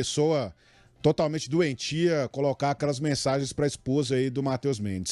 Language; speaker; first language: Portuguese; native; Portuguese